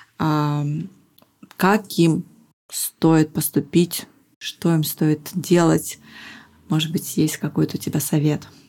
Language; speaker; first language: Russian; native; Russian